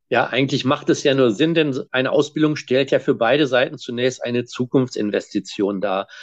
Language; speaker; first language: German; native; German